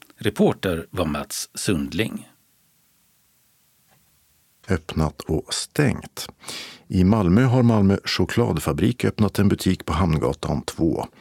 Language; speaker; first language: Swedish; native; Swedish